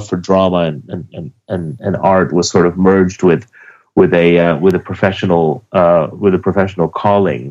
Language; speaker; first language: English; native; English